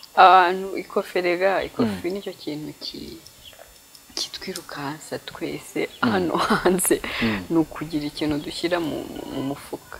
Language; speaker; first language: Kinyarwanda; native; Kinyarwanda